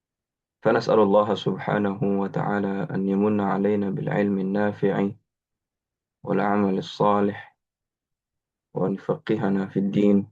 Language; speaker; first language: Arabic; non-native, fluent; Indonesian